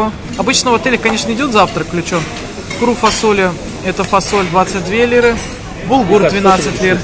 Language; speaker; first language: Russian; native; Russian